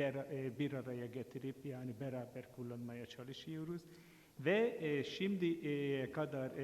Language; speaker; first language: Turkish; non-native, fluent; Hungarian